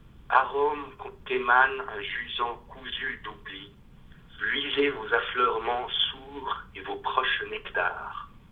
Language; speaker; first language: French; early bilingual, other home language; English